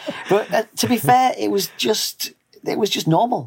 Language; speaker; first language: English; native; English